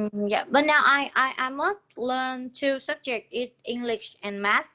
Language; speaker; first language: English; non-native, learner; Vietnamese